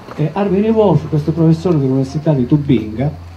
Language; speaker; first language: Italian; native; Italian